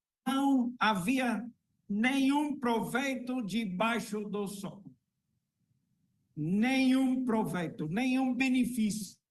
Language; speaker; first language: Portuguese; non-native, fluent; English